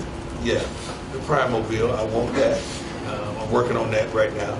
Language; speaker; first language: English; native; English